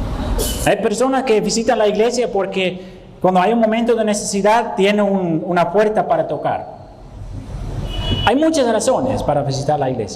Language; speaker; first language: Spanish; non-native, fluent; Dutch